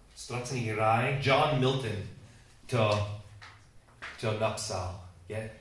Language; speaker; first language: Czech; non-native, learner; English